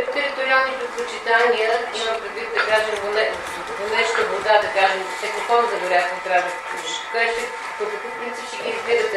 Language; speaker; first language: Bulgarian; native; Bulgarian